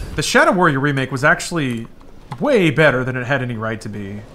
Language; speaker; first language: English; native; English